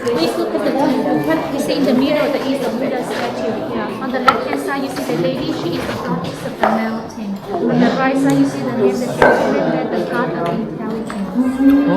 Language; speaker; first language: English; non-native, learner; Vietnamese